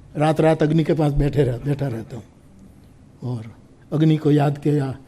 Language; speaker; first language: Hindi; non-native, local second language; Gujarati